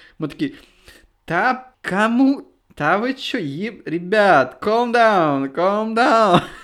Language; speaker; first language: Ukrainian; non-native, local second language; Russian